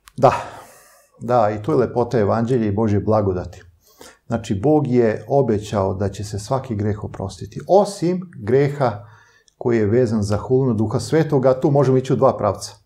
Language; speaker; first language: Serbian; native; Serbian